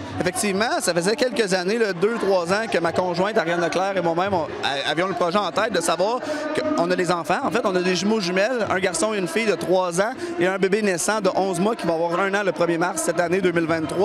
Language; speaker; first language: French; native; French